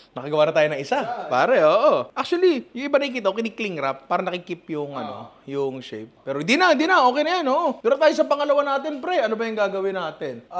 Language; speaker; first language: Filipino; native; Filipino